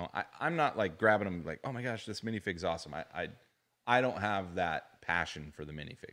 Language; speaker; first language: English; native; English